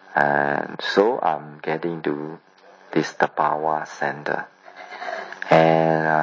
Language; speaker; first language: English; non-native, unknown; Burmese